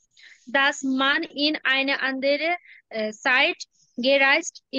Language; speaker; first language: German; non-native, learner; Bangla